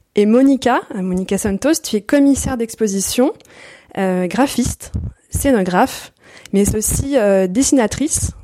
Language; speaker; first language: French; native; French